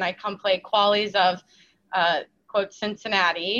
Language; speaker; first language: English; native; English